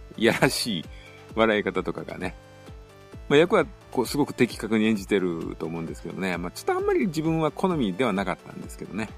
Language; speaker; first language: Japanese; native; Japanese